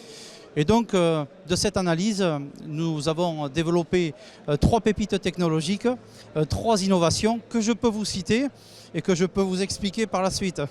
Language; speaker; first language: French; native; French